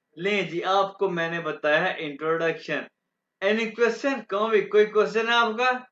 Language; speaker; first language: Urdu; non-native, local second language; Punjabi